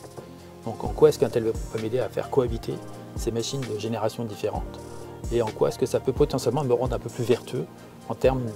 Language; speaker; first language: French; native; French